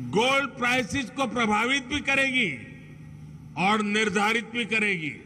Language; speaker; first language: Hindi; non-native, local second language; Gujarati